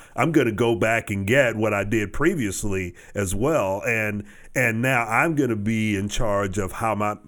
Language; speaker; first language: English; native; English